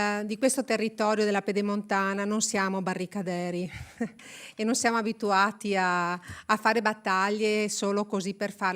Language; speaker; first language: Italian; native; Italian